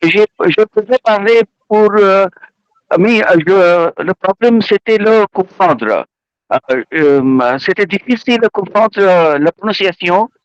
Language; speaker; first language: French; non-native, learner; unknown